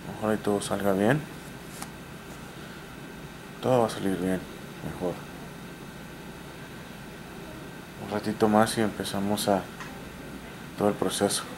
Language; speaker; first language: Spanish; native; Spanish